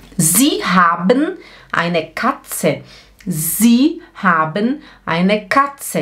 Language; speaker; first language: German; non-native, fluent; Portuguese